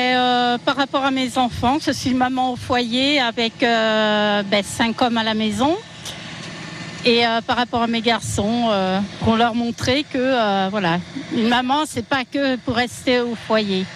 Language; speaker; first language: French; native; French